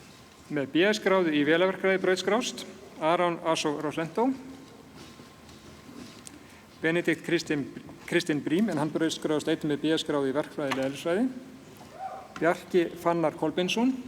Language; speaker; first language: Icelandic; native; Icelandic